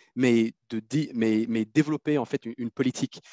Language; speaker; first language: French; native; French